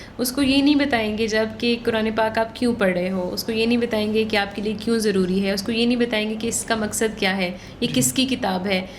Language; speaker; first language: Urdu; native; Urdu